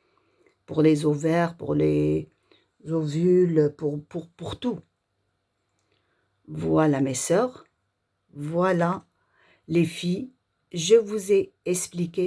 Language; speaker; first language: French; non-native, local second language; Arabic